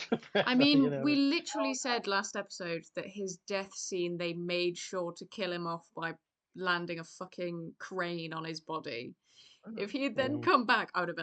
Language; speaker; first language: English; native; English